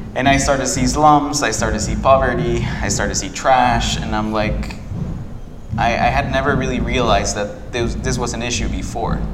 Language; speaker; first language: English; non-native, fluent; Spanish